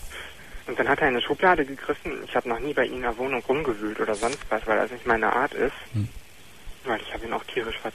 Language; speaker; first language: German; native; German